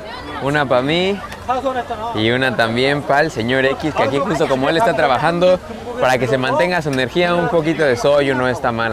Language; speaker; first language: Spanish; native; Spanish